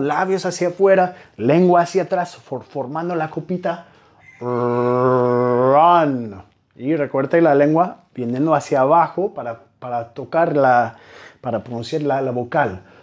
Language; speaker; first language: Spanish; non-native, fluent; English